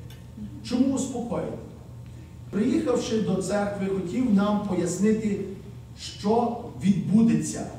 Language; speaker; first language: Ukrainian; early bilingual, heritage; Ukrainian